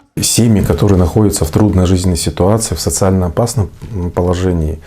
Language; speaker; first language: Russian; native; Russian